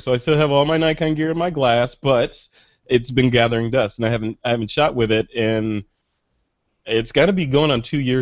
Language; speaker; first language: English; native; English